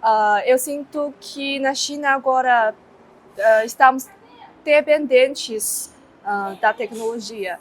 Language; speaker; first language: Portuguese; non-native, fluent; Chinese